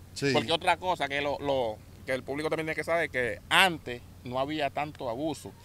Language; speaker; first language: Spanish; native; Spanish